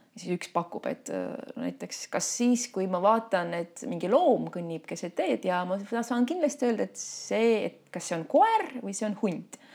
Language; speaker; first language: Estonian; non-native, local second language; Russian